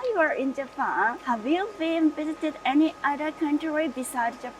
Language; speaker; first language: English; non-native, learner; Japanese